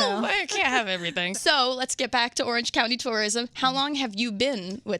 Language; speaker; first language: English; native; English